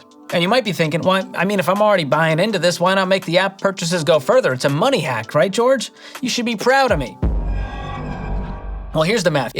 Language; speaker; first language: English; native; English